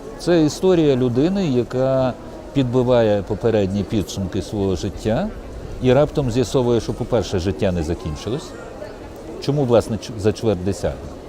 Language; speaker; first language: Ukrainian; non-native, local second language; Russian